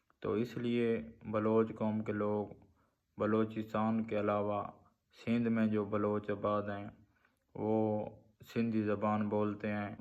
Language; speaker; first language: Urdu; non-native, local second language; Baluchi